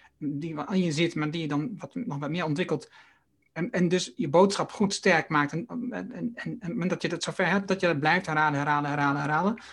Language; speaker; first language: Dutch; native; Dutch